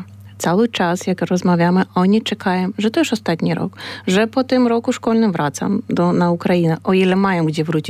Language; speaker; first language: Polish; non-native, fluent; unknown